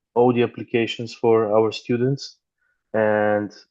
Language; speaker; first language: English; non-native, fluent; Bulgarian